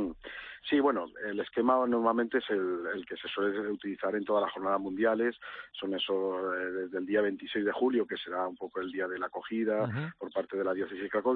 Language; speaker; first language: Spanish; native; Spanish